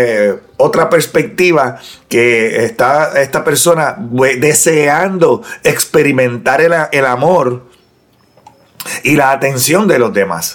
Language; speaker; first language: Spanish; native; Spanish